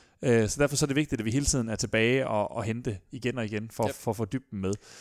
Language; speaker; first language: Danish; native; Danish